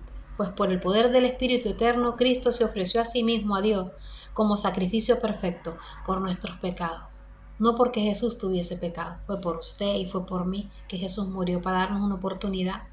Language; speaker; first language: Spanish; native; Spanish